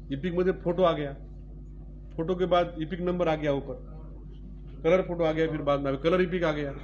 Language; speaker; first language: Hindi; non-native, local second language; Bangla